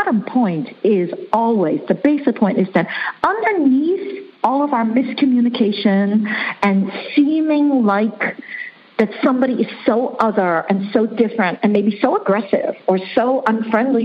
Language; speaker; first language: English; early bilingual, other home language; Chinese